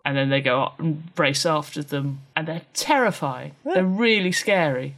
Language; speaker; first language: English; native; English